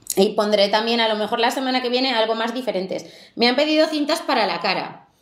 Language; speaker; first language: Spanish; native; Spanish